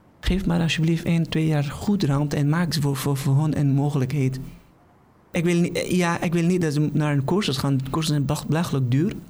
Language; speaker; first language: Dutch; non-native, fluent; Persian